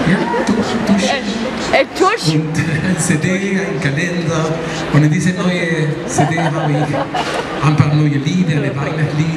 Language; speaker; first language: German; non-native, fluent; Spanish